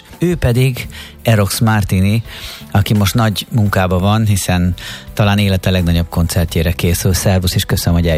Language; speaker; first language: Hungarian; native; Hungarian